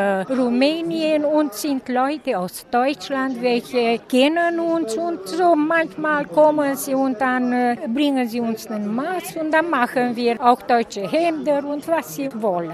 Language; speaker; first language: German; non-native, local second language; Romanian